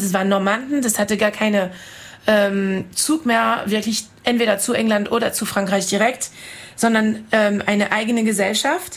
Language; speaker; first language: German; non-native, fluent; French